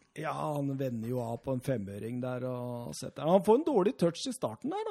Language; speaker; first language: Norwegian; native; Norwegian